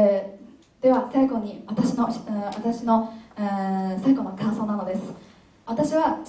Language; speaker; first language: Japanese; non-native, fluent; Chinese